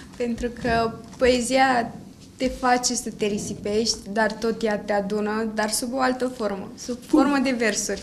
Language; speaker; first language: Romanian; native; Romanian